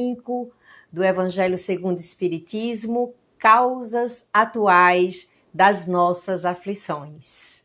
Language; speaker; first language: Portuguese; native; Portuguese